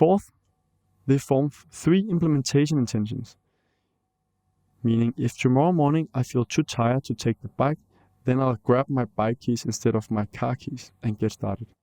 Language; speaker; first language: English; non-native, fluent; Danish